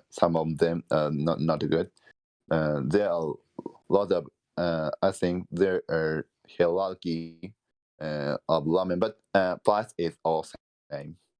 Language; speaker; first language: English; non-native, learner; Japanese